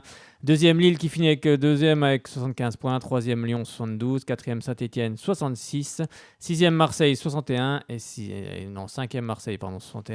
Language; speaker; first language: French; native; French